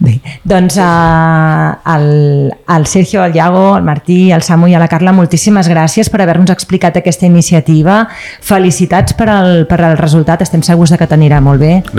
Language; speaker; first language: Catalan; native; Catalan